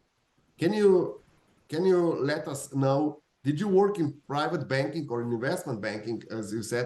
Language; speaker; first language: English; non-native, fluent; Slovenian